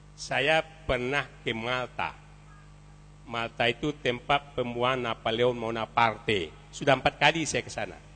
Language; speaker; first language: Indonesian; non-native, local second language; Minangkabau